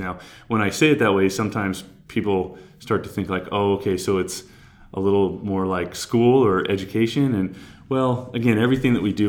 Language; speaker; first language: English; native; English